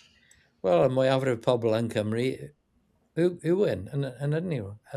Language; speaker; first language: Welsh; non-native, learner; English